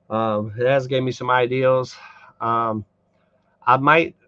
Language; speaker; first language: English; native; English